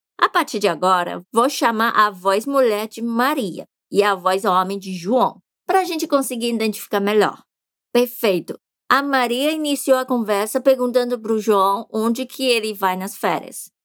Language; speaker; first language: Portuguese; non-native, fluent; Chinese